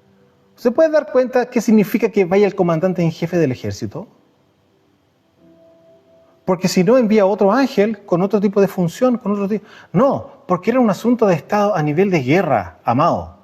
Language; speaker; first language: Spanish; native; Spanish